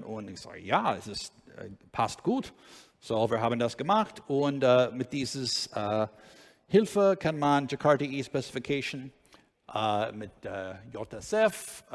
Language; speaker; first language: German; non-native, learner; English